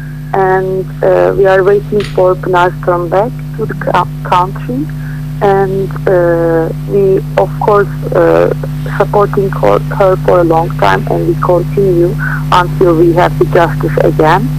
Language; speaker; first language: English; non-native, learner; Turkish